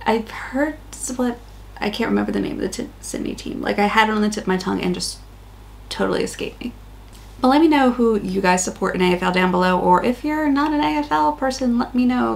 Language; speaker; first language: English; native; English